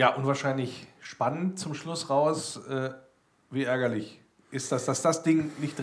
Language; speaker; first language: German; native; German